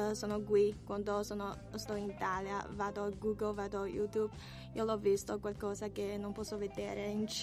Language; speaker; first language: Italian; non-native, learner; Chinese